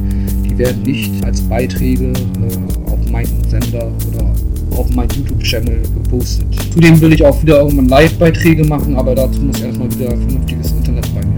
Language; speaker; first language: German; native; German